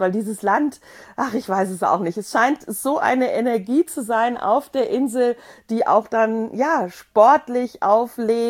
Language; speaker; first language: German; native; German